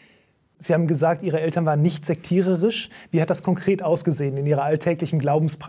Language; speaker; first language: German; native; German